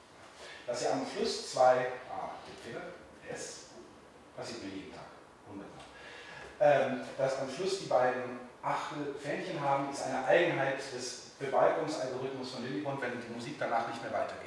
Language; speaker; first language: German; native; German